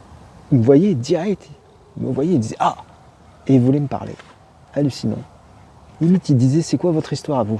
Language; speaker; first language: French; native; French